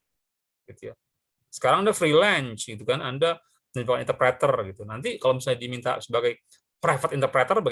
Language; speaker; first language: Indonesian; native; Indonesian